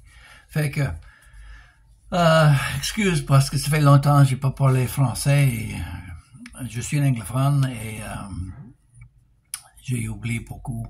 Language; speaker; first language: French; non-native, local second language; English